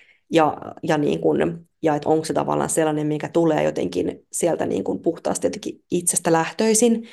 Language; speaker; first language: Finnish; native; Finnish